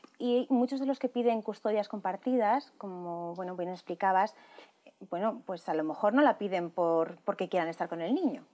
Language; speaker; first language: Spanish; native; Spanish